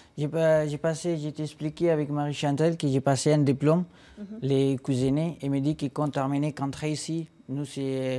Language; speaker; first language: French; non-native, learner; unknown